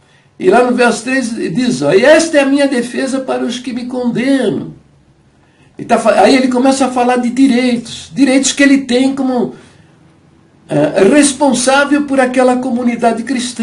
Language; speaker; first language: Portuguese; native; Portuguese